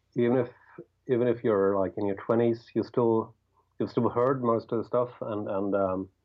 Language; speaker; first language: English; non-native, fluent; Swedish